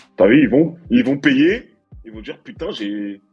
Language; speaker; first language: French; native; French